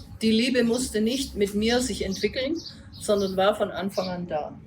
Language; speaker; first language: German; native; German